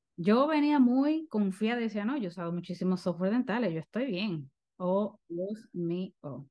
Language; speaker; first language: Spanish; native; Spanish